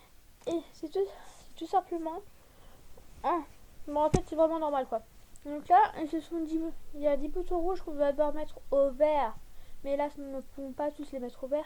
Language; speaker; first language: French; native; French